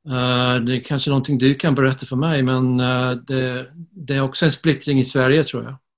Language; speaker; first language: Swedish; non-native, fluent; English